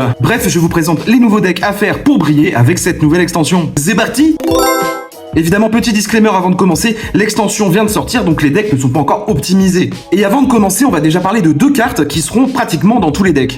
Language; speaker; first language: French; native; French